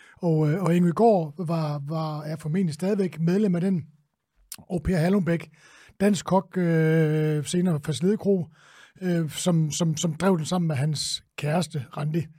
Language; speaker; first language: Danish; native; Danish